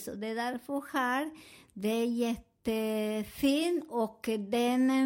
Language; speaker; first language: Swedish; non-native, learner; Spanish